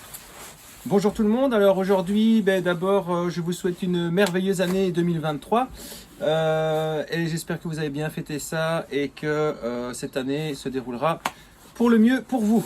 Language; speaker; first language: French; native; French